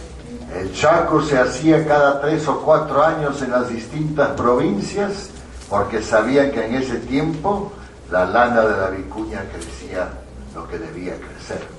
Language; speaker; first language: Spanish; native; Spanish